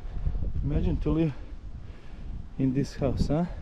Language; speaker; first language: English; non-native, learner; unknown